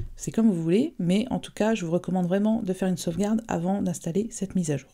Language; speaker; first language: French; native; French